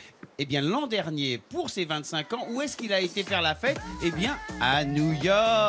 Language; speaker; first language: French; native; French